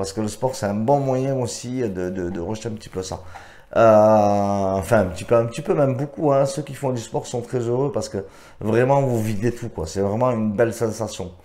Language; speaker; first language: French; native; French